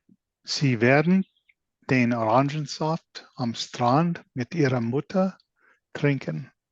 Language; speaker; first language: German; non-native, learner; English